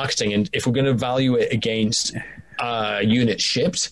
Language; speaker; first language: English; native; English